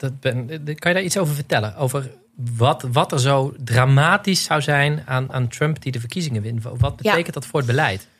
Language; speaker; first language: Dutch; native; Dutch